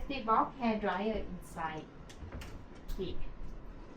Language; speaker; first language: English; non-native, learner; Thai